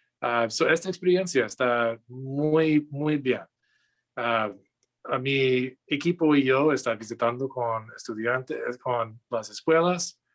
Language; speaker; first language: Spanish; non-native, learner; English